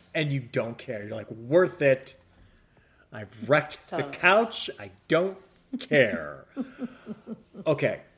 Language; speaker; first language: English; native; English